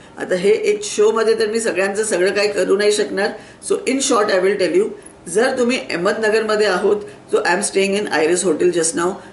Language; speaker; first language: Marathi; non-native, local second language; Sindhi